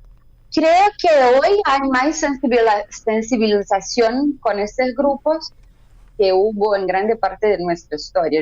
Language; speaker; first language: Spanish; non-native, fluent; Portuguese